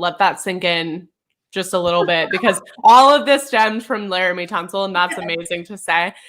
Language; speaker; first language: English; native; English